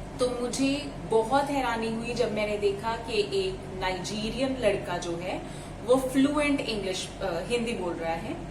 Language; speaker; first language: Hindi; native; Hindi